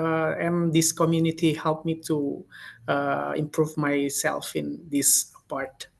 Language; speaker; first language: English; non-native, learner; Indonesian